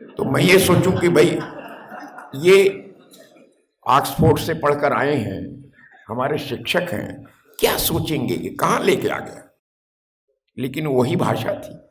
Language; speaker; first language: Hindi; native; Hindi